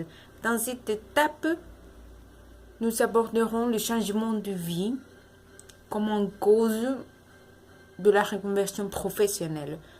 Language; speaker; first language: French; non-native, learner; Spanish